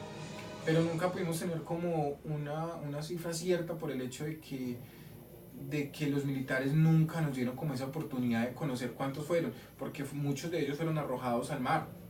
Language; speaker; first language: Spanish; native; Spanish